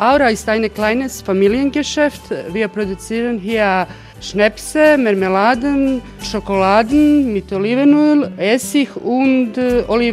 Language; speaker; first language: German; early bilingual, other home language; Croatian